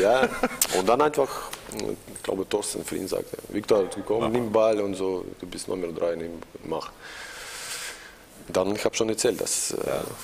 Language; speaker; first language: German; non-native, learner; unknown